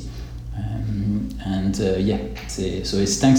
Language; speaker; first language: English; non-native, fluent; French